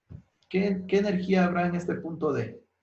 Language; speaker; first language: Spanish; native; Spanish